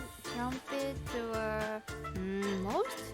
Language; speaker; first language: English; non-native, learner; Japanese